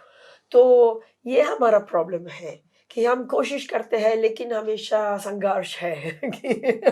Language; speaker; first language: Hindi; non-native, fluent; Italian